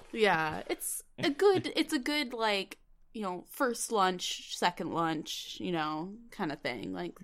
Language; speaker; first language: English; early bilingual, other home language; Swedish